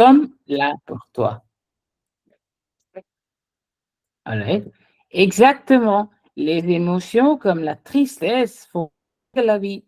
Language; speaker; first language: French; non-native, fluent; Hindi